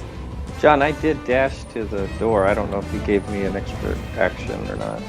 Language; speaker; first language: English; native; English